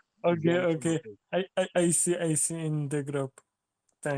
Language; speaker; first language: English; non-native, learner; French